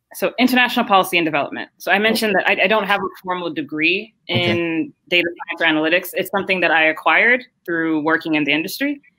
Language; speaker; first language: English; early bilingual, other home language; Haitian Creole